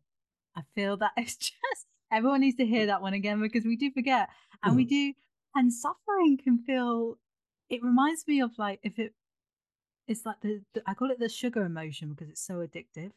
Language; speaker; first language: English; native; English